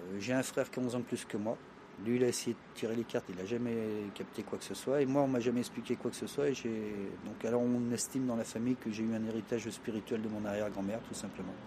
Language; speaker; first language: French; native; French